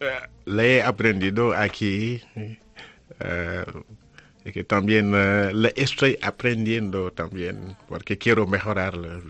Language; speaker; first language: Spanish; non-native, learner; Wolof